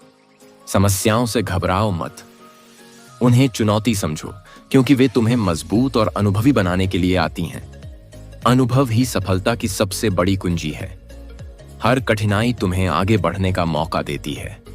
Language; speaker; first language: Hindi; native; Hindi